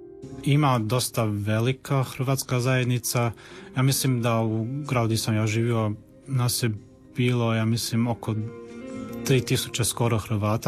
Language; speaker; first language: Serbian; early bilingual, heritage; Croatian